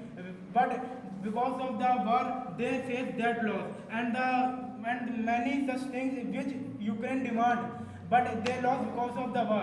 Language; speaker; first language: English; non-native, learner; Hindi